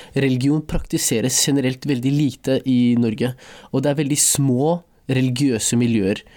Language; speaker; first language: Norwegian; early bilingual, other home language; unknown